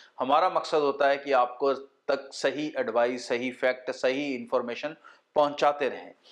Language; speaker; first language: Hindi; non-native, local second language; Punjabi